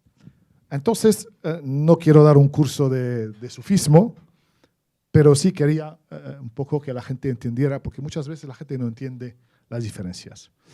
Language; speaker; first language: Spanish; non-native, fluent; Arabic